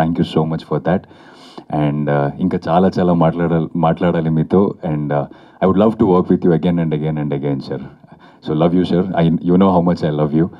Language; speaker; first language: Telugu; non-native, fluent; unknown